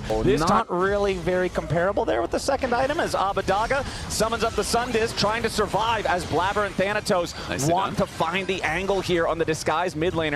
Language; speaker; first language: English; native; English